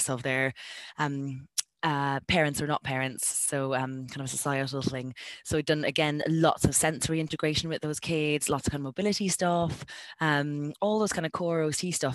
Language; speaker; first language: English; native; English